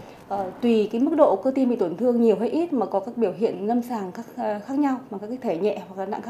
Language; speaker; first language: Vietnamese; native; Vietnamese